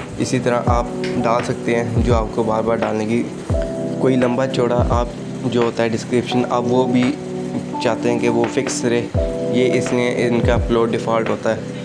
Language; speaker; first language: Urdu; native; Urdu